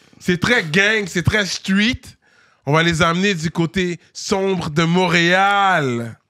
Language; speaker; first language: French; native; French